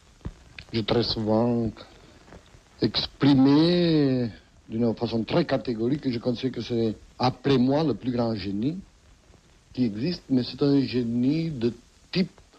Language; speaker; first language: French; non-native, fluent; Catalan